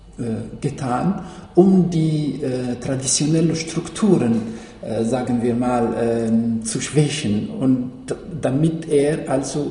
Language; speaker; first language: German; non-native, fluent; Arabic